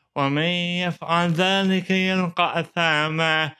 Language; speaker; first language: Arabic; non-native, fluent; English